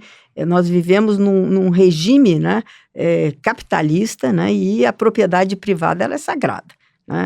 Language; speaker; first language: Portuguese; native; Portuguese